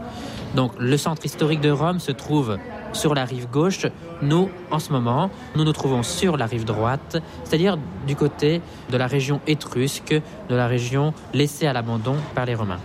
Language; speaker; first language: French; native; French